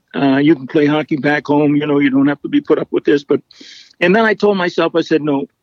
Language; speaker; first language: English; native; English